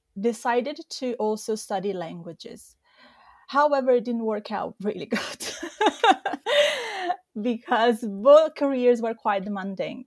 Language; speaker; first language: English; non-native, fluent; Italian